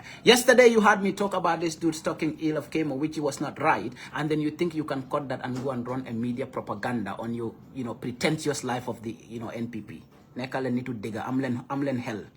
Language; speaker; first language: English; non-native, local second language; Wolof